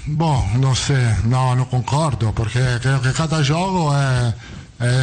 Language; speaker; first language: Portuguese; non-native, learner; Italian